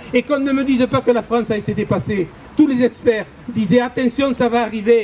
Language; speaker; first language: French; native; French